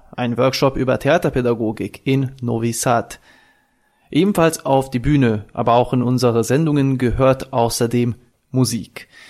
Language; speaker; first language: German; non-native, fluent; Serbian